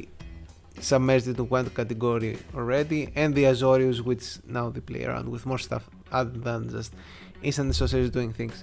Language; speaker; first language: English; non-native, fluent; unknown